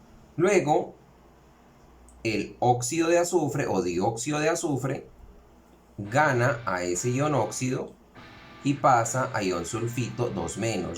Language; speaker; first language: Spanish; native; Spanish